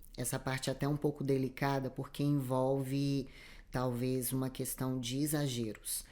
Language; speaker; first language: Portuguese; native; Portuguese